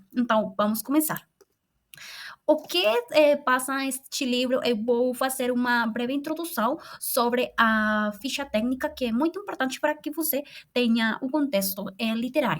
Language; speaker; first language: Portuguese; non-native, fluent; Spanish